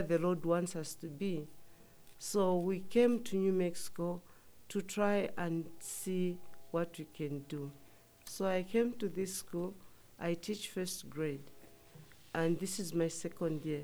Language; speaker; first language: English; non-native, local second language; Nyanja